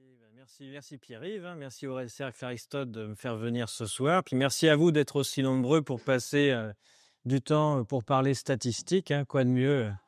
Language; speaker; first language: French; native; French